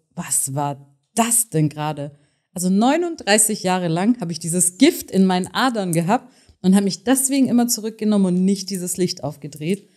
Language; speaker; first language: German; native; German